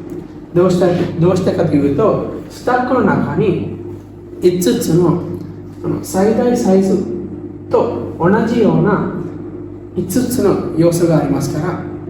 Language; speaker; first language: Japanese; non-native, learner; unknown